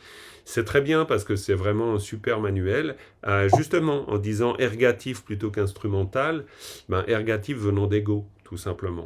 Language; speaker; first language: French; native; French